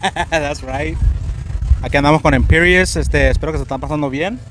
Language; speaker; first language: Spanish; early bilingual, heritage; Spanish